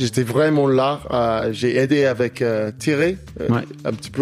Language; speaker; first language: French; non-native, learner; English